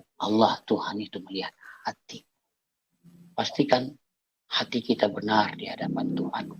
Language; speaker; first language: Indonesian; non-native, local second language; Achinese